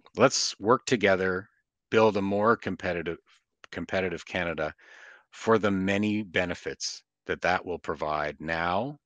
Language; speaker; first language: English; native; English